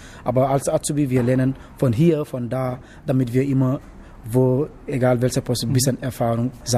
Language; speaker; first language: German; non-native, learner; Wolof